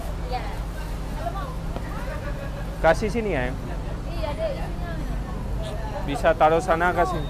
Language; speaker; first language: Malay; non-native, fluent; Urdu